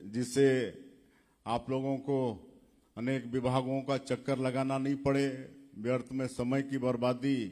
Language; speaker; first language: Hindi; native; Hindi